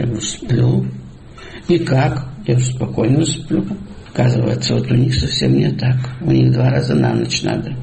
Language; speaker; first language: Russian; native; Russian